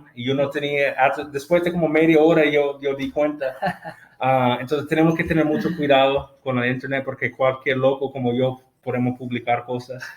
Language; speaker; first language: Spanish; non-native, fluent; English